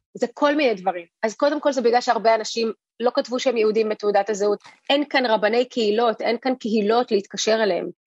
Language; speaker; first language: Hebrew; early bilingual, other home language; Russian